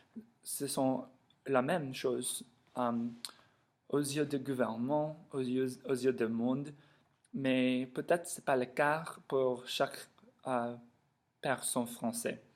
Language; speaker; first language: French; non-native, learner; English